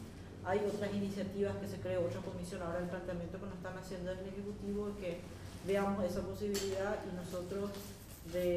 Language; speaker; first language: Spanish; native; Spanish